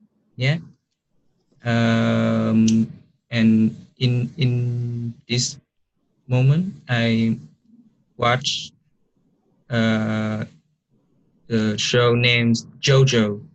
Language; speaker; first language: English; non-native, learner; Vietnamese